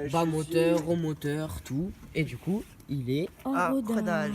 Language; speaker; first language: French; native; French